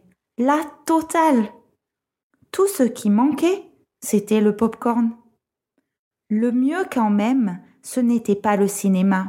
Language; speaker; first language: French; non-native, fluent; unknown